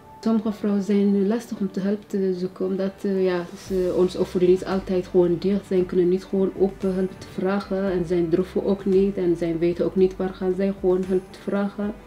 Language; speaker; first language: Dutch; non-native, learner; Tigrinya